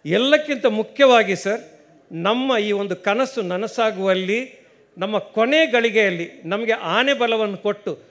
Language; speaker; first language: Kannada; non-native, local second language; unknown